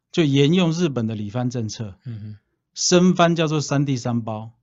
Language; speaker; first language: Chinese; native; Chinese